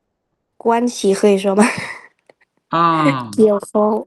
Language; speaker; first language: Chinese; non-native, learner; Lao